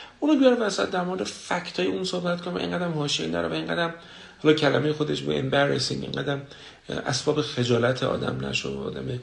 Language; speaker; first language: Persian; native; Persian